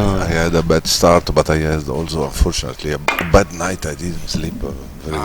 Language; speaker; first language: English; non-native, fluent; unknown